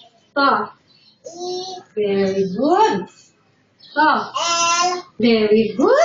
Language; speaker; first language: English; non-native, local second language; Filipino